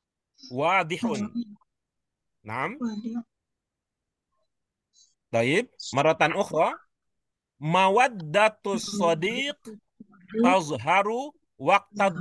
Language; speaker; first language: Arabic; non-native, learner; Indonesian